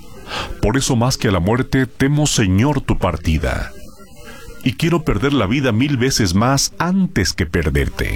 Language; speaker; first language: Spanish; native; Spanish